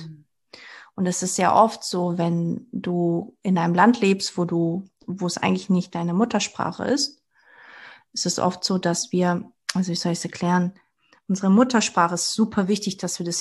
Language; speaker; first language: German; early bilingual, other home language; Portuguese